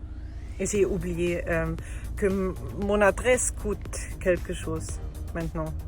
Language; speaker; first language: French; non-native, learner; German